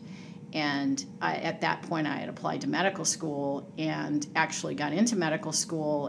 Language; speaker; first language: English; native; English